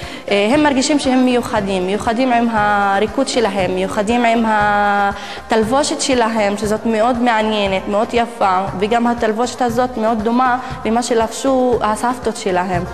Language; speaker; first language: Hebrew; non-native, local second language; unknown